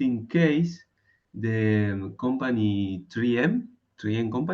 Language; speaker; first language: English; non-native, learner; Spanish